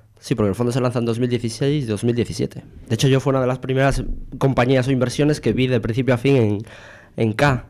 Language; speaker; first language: Spanish; native; Spanish